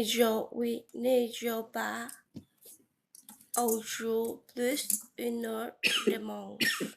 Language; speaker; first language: French; non-native, learner; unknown